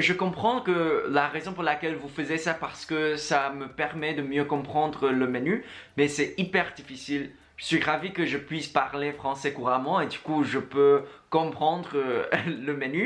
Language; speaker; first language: French; non-native, fluent; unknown